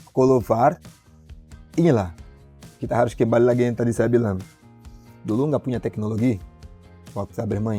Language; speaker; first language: Indonesian; non-native, fluent; Portuguese